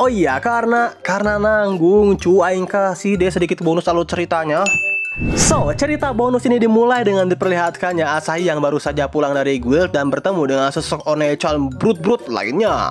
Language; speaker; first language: Indonesian; native; Indonesian